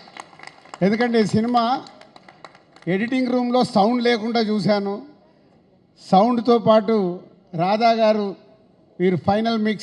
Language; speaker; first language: Telugu; native; Telugu